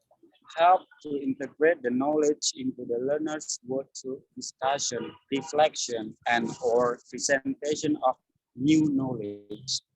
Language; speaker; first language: English; non-native, fluent; Indonesian